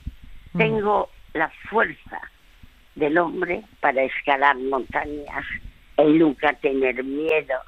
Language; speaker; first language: Spanish; early bilingual, other home language; French